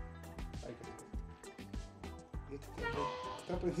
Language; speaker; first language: Spanish; native; Spanish